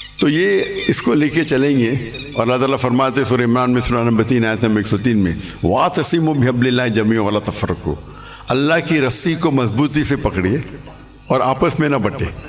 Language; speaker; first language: Urdu; non-native, local second language; English